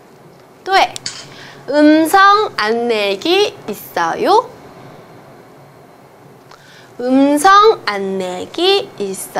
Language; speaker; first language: Korean; non-native, fluent; Chinese